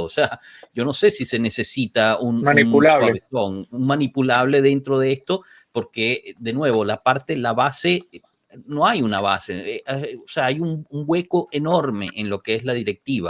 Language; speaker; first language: Spanish; native; Spanish